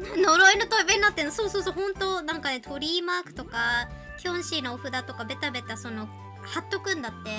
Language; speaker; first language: Japanese; native; Japanese